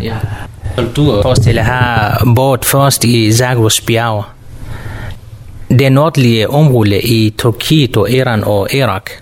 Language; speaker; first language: Danish; non-native, learner; Kurdish